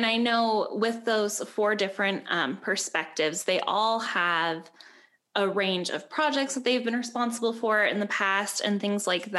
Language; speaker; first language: English; native; English